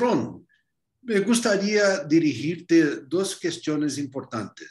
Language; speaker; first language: Spanish; non-native, fluent; Portuguese